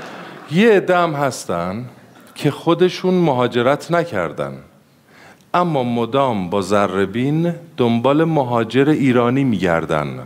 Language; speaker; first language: Persian; native; Persian